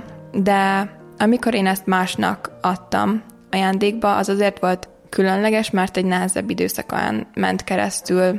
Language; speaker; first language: Hungarian; native; Hungarian